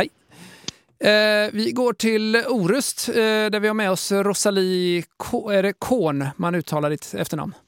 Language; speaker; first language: Swedish; native; Swedish